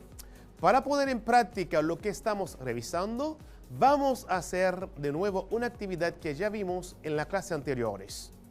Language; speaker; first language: Spanish; non-native, fluent; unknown